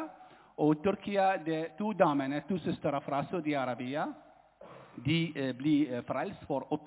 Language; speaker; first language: Norwegian; non-native, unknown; Arabic